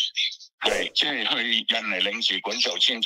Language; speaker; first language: Cantonese; native; Cantonese